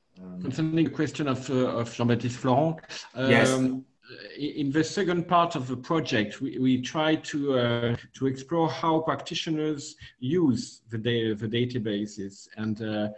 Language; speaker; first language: English; non-native, fluent; French